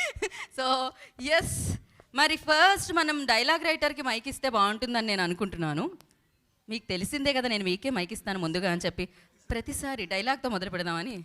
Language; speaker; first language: Telugu; native; Telugu